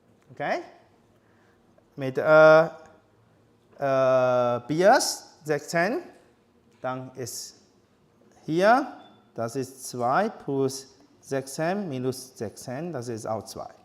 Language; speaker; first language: German; non-native, learner; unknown